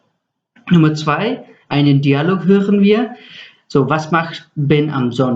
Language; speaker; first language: German; non-native, fluent; Nepali